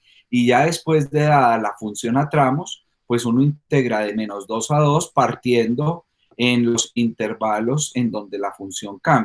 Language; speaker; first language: Spanish; native; Spanish